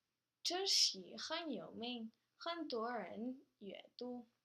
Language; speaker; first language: Chinese; non-native, learner; Spanish